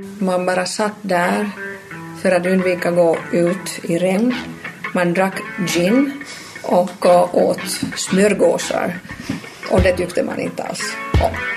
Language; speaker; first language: Swedish; non-native, local second language; Finnish